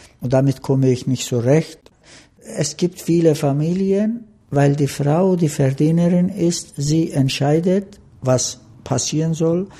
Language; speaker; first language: German; non-native, fluent; Turkish